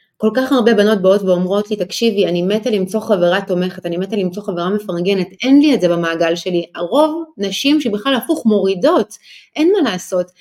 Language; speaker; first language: Hebrew; early bilingual, other home language; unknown